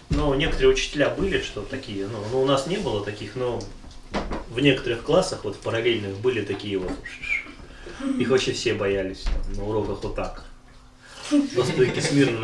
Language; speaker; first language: Russian; native; Russian